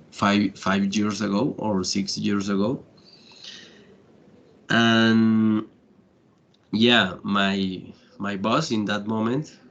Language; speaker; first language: English; non-native, learner; Spanish